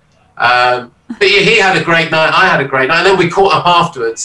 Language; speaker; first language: English; native; English